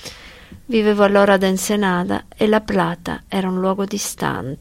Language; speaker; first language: Italian; early bilingual, heritage; Italian